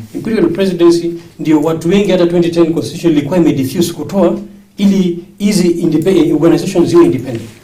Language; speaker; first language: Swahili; non-native, local second language; Luo (Kenya and Tanzania)